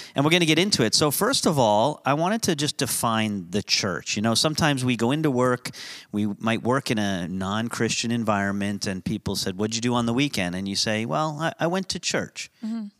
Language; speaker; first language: English; native; English